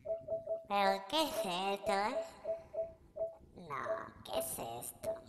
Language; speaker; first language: Spanish; native; Spanish